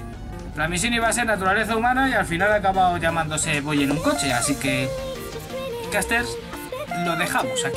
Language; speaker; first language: Spanish; native; Spanish